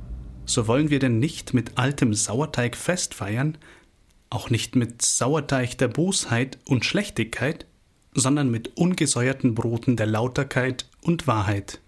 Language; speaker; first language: German; native; German